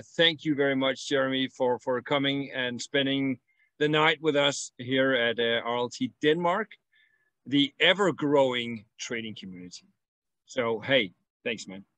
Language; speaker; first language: English; non-native, fluent; Danish